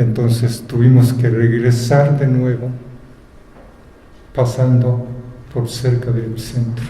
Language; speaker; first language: Spanish; non-native, fluent; Japanese